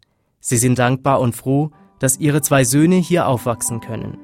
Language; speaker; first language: German; native; German